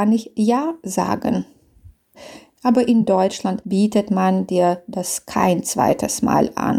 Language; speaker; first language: German; non-native, fluent; Belarusian